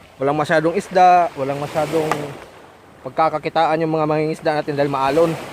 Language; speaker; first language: Filipino; non-native, local second language; Cebuano